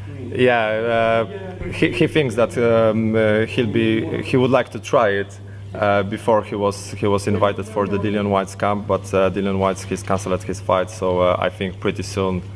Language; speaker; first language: English; non-native, fluent; Polish